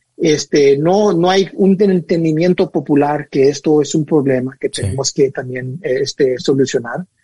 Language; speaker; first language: Spanish; early bilingual, heritage; Spanish